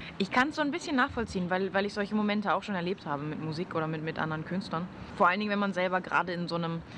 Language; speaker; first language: German; native; German